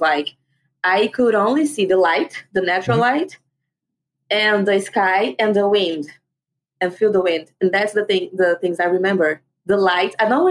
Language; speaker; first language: English; non-native, fluent; Portuguese